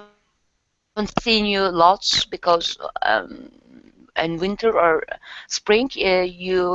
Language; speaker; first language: English; non-native, learner; Turkish